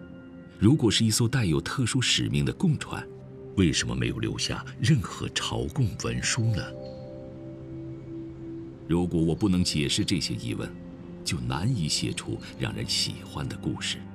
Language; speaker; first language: Chinese; native; Chinese